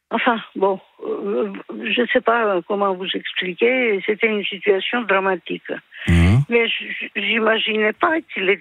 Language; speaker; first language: French; early bilingual, other home language; Greek